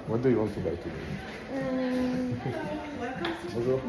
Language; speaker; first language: English; non-native, learner; French